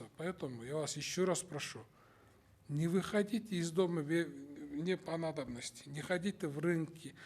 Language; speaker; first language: Russian; non-native, local second language; Kyrgyz